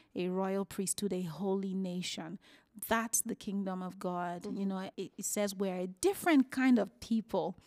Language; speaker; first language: English; non-native, local second language; Yoruba